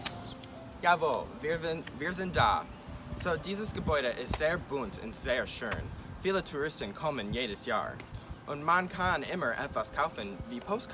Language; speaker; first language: German; non-native, learner; English